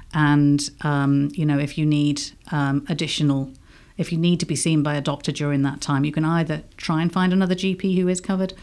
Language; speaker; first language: English; native; English